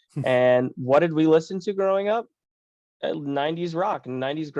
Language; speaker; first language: English; native; English